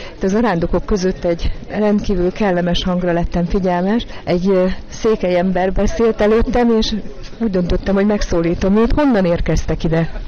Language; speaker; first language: Hungarian; native; Hungarian